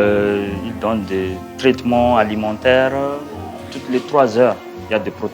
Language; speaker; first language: French; non-native, local second language; Malagasy